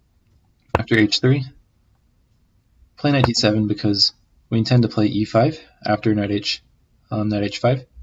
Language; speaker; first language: English; native; English